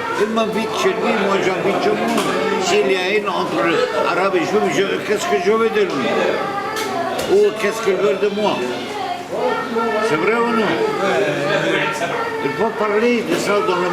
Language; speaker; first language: French; non-native, learner; Arabic